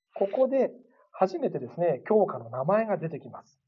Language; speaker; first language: Japanese; native; Japanese